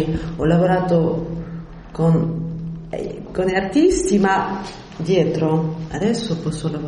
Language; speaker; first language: Italian; early bilingual, heritage; French